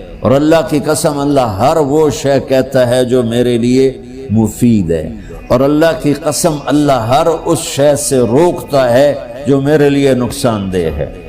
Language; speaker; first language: Urdu; non-native, local second language; Punjabi